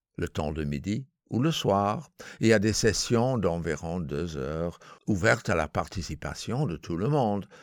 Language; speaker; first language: French; non-native, fluent; English